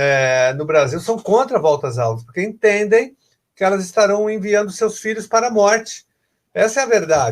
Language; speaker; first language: Portuguese; native; Portuguese